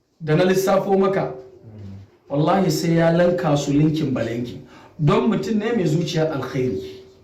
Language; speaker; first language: Hausa; native; Hausa